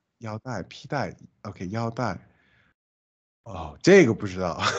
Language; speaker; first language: Chinese; non-native, learner; English